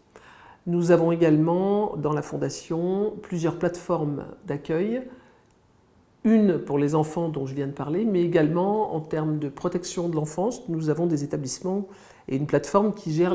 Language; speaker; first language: French; native; French